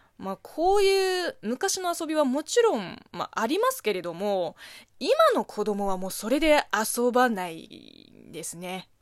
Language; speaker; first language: Japanese; non-native, fluent; Chinese